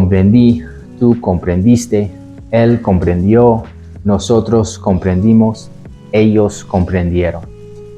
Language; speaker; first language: Spanish; non-native, fluent; English